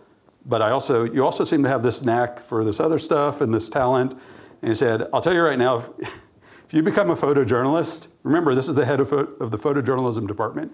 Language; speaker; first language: English; native; English